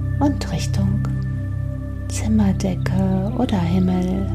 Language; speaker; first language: German; native; German